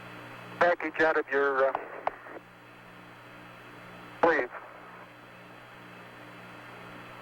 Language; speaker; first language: English; native; English